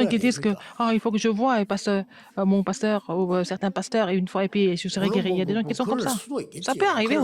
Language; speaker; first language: French; non-native, fluent; Korean